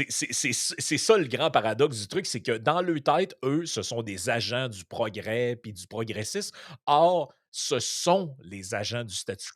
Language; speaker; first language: French; native; French